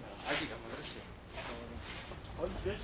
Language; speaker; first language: Korean; non-native, learner; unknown